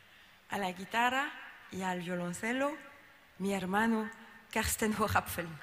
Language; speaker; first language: Spanish; non-native, learner; French